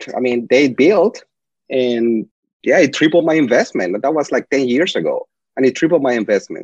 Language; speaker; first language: English; non-native, fluent; Spanish